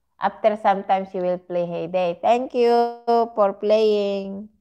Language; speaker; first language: English; non-native, learner; Filipino